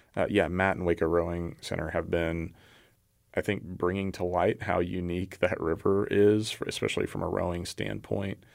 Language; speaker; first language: English; native; English